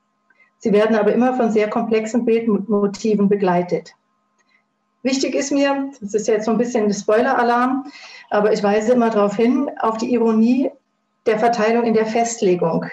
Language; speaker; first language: German; native; German